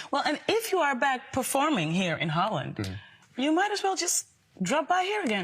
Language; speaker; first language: English; non-native, fluent; Dutch